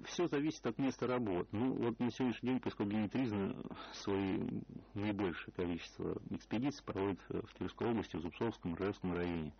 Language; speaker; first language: Russian; native; Russian